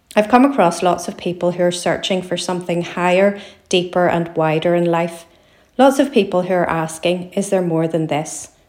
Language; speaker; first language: English; native; English